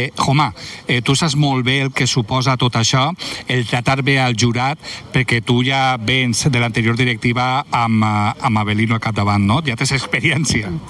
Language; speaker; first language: Catalan; native; Catalan